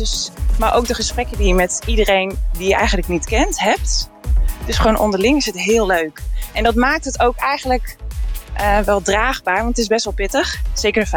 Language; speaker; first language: Dutch; native; Dutch